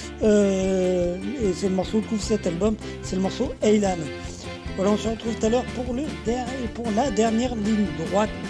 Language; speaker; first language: French; native; French